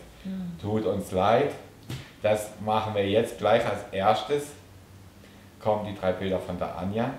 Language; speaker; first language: German; native; German